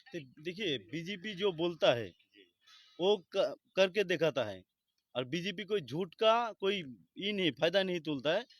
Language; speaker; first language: Hindi; non-native, local second language; Bangla